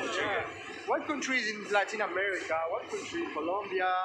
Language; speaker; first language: English; non-native, learner; French